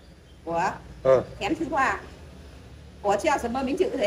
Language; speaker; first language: Chinese; non-native, learner; Vietnamese